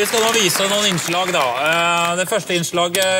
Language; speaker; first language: Norwegian; native; Norwegian